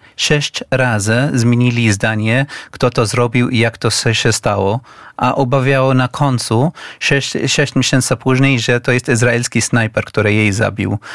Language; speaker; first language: Polish; non-native, fluent; Arabic